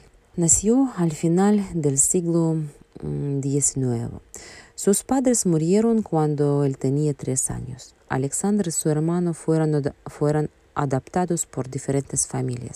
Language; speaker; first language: Spanish; non-native, fluent; Russian